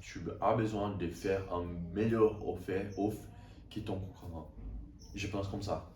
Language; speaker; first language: French; non-native, learner; Portuguese